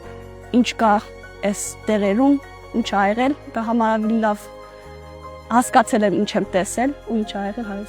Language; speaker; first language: Armenian; non-native, learner; Dutch